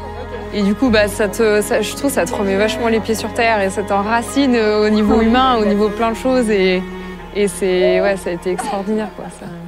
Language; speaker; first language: French; native; French